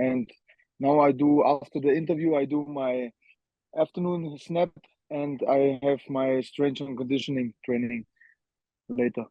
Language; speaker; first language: English; non-native, learner; German